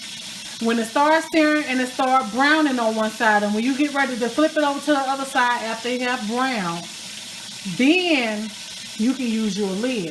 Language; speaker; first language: English; native; English